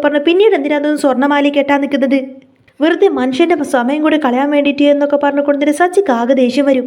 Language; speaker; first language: Malayalam; native; Malayalam